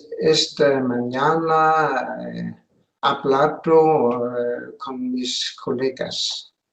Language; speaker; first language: Spanish; non-native, learner; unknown